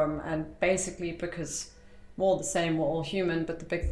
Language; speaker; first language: English; native; English